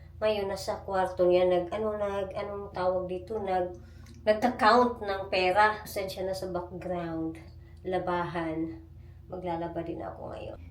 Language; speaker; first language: Filipino; native; Filipino